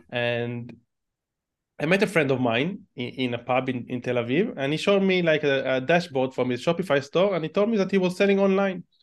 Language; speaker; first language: English; non-native, fluent; Hebrew